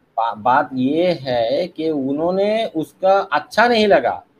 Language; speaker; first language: Hindi; non-native, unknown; Bangla